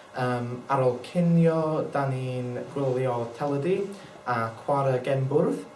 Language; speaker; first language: Welsh; non-native, learner; English